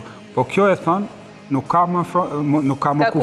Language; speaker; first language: Albanian; native; Albanian